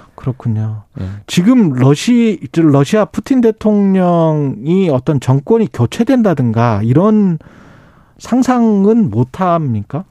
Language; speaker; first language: Korean; native; Korean